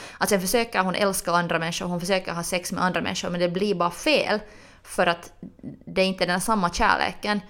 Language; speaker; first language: Swedish; native; Swedish